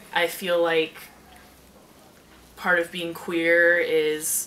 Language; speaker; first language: English; native; English